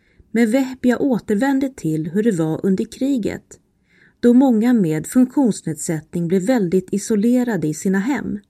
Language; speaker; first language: Swedish; native; Swedish